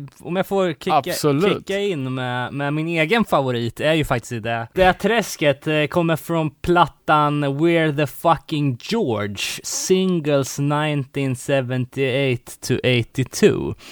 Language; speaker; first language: Swedish; native; Swedish